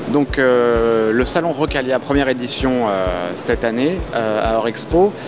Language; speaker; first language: French; native; French